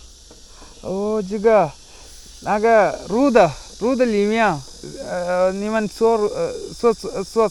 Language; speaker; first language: Chinese; non-native, learner; Malayalam